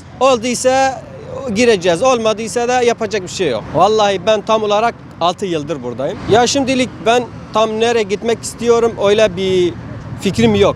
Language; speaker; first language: Turkish; non-native, fluent; Arabic